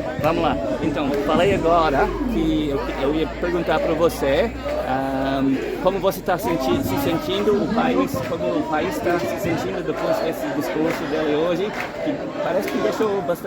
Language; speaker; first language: Portuguese; non-native, fluent; English